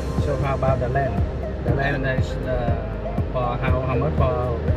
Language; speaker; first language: English; non-native, learner; Vietnamese